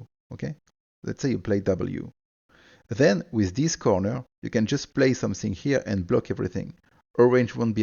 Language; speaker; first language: English; non-native, fluent; French